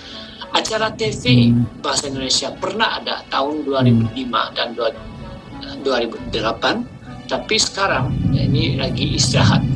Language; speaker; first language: Indonesian; non-native, fluent; Japanese